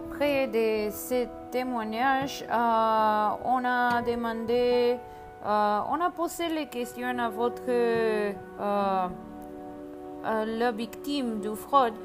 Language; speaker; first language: French; non-native, learner; Spanish